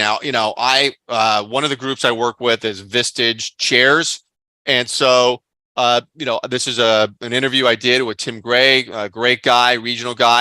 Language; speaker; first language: English; native; English